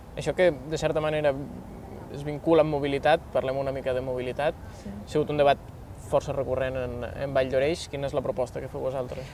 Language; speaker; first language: Catalan; native; Catalan